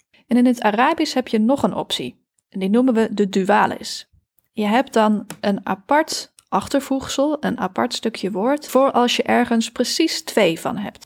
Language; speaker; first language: Dutch; native; Dutch